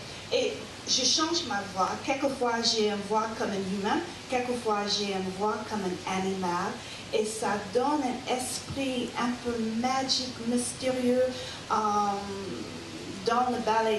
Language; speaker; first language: French; non-native, learner; English